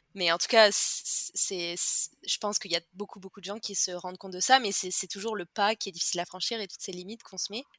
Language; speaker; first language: French; native; French